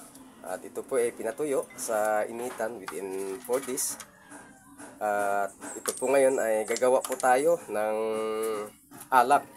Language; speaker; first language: Filipino; native; Filipino